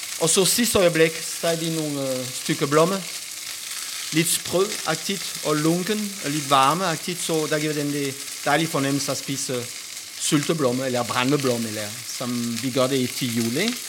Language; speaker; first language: Danish; non-native, fluent; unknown